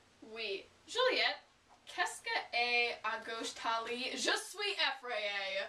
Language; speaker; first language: French; non-native, learner; English